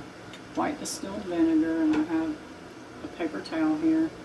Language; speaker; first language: English; native; English